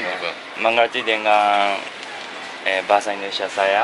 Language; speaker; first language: Indonesian; non-native, learner; Japanese